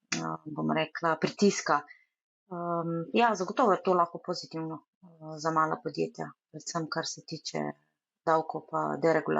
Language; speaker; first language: Slovenian; native; Slovenian